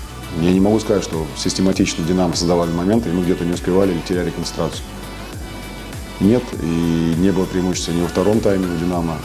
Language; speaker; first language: Russian; native; Russian